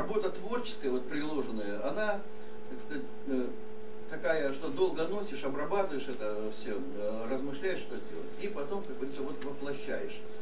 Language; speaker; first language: Russian; native; Russian